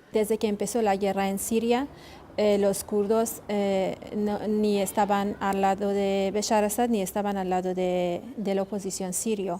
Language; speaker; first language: Spanish; non-native, fluent; Kurdish